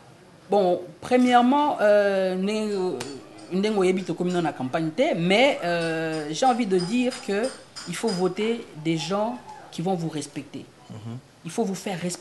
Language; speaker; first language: French; non-native, local second language; Lingala